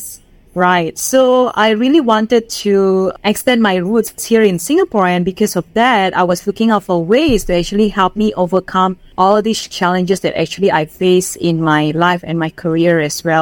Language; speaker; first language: English; non-native, fluent; Indonesian